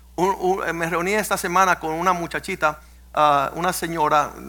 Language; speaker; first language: Spanish; early bilingual, heritage; Spanish